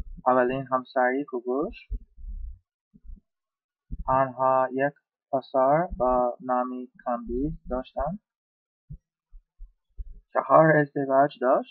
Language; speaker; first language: Persian; non-native, learner; English